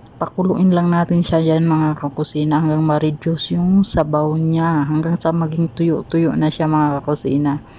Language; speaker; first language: Filipino; non-native, local second language; Cebuano